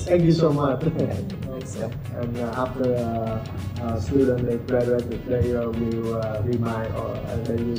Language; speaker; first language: English; non-native, learner; Vietnamese